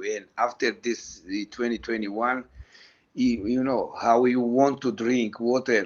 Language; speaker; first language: English; non-native, learner; Georgian